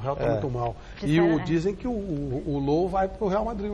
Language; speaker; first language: Portuguese; native; Portuguese